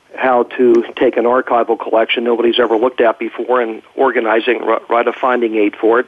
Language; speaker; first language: English; native; English